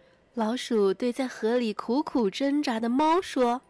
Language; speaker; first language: Chinese; native; Chinese